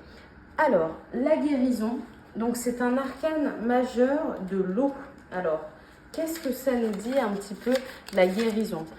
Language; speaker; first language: French; native; French